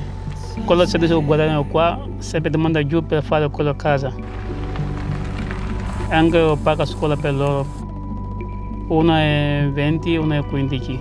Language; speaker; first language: Italian; non-native, learner; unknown